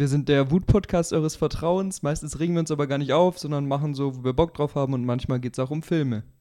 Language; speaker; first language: German; native; German